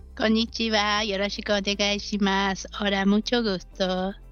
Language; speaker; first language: Spanish; non-native, fluent; Japanese